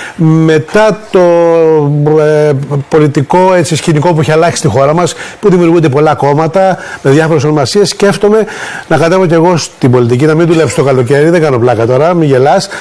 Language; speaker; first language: Greek; native; Greek